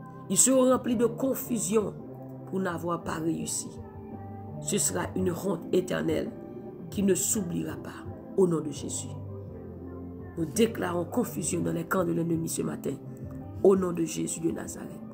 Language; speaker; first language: French; native; French